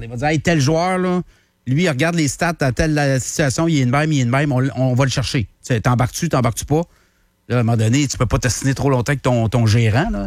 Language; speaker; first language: French; native; French